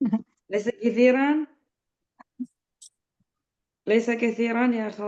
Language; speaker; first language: Arabic; non-native, fluent; Indonesian